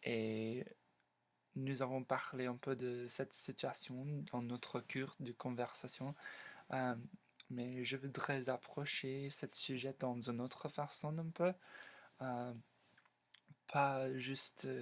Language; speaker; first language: French; non-native, learner; English